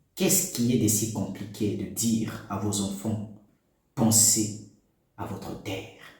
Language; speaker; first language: French; non-native, local second language; Lingala